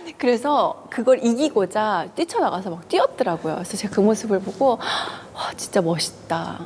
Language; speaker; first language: Korean; early bilingual, heritage; Korean